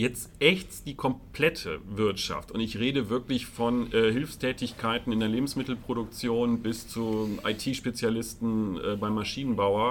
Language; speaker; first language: German; native; German